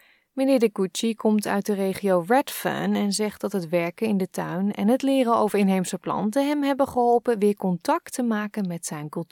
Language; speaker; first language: Dutch; native; Dutch